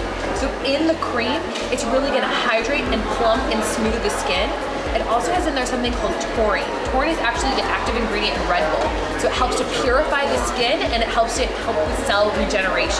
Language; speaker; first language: English; native; English